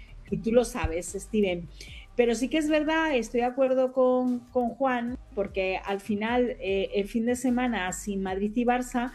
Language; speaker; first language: Spanish; native; Spanish